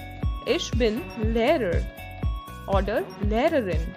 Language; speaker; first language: German; non-native, learner; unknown